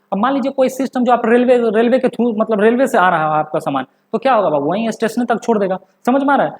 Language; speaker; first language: Hindi; native; Hindi